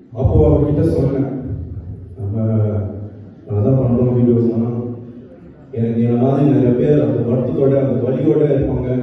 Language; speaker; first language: Tamil; early bilingual, heritage; Tamil